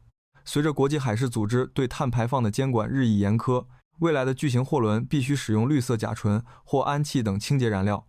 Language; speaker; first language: Chinese; native; Chinese